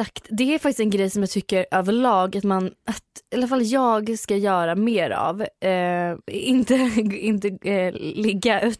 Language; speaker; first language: Swedish; native; Swedish